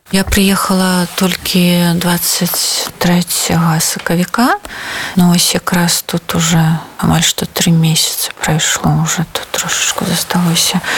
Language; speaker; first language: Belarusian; non-native, local second language; Russian